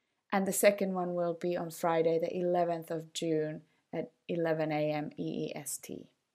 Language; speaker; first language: English; non-native, fluent; Finnish